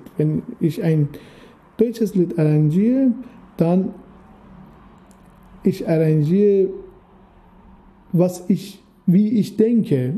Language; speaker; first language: German; non-native, fluent; Persian